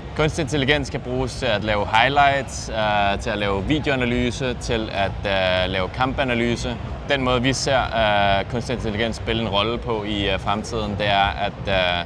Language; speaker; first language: Danish; non-native, fluent; Icelandic